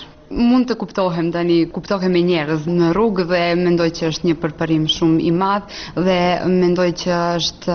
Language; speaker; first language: Albanian; non-native, fluent; Serbian